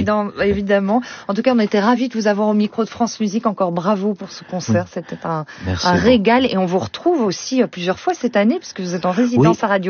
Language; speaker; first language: French; native; French